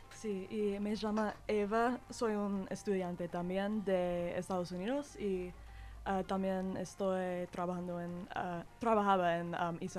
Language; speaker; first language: Spanish; non-native, learner; English